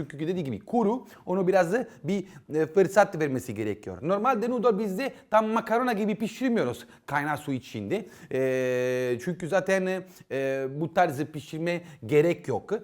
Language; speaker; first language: Turkish; non-native, learner; Italian